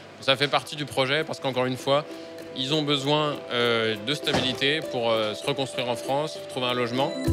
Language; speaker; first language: French; native; French